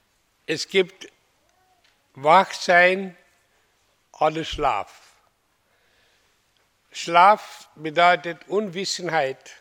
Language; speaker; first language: German; non-native, fluent; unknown